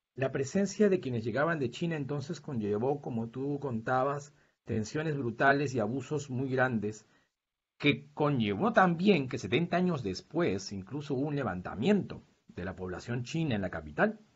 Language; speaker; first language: Spanish; native; Spanish